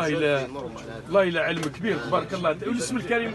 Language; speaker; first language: Arabic; native; Arabic